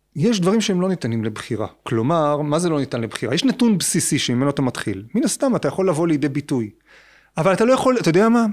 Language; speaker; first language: Hebrew; native; Hebrew